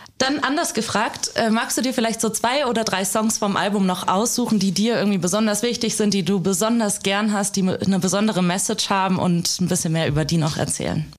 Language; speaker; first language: German; native; German